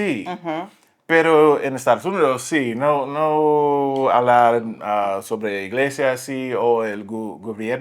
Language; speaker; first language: Spanish; non-native, learner; English